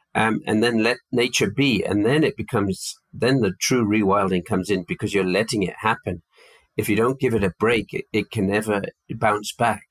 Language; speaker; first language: English; native; English